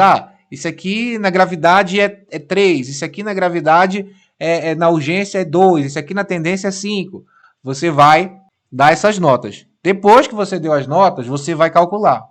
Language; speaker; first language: Portuguese; native; Portuguese